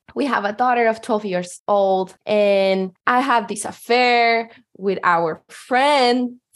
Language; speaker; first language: English; non-native, fluent; Spanish